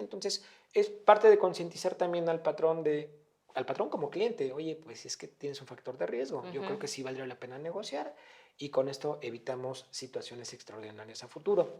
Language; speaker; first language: Spanish; native; Spanish